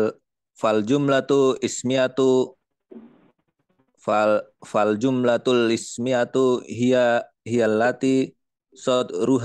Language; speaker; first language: Arabic; non-native, learner; Indonesian